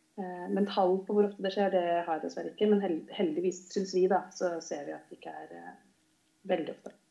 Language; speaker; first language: Norwegian; native; Norwegian